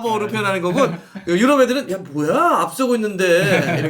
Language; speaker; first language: Korean; native; Korean